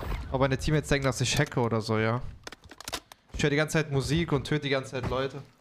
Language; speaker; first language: German; native; German